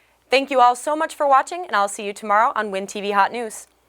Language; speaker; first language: English; early bilingual, other home language; Korean